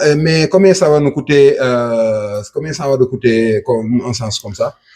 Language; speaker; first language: French; non-native, local second language; Wolof